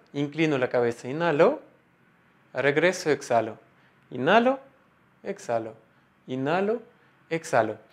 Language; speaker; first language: Spanish; non-native, fluent; Russian